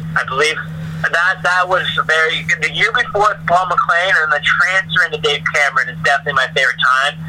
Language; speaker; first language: English; native; English